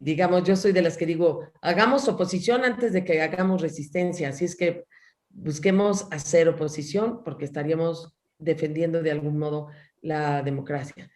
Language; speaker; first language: Spanish; native; Spanish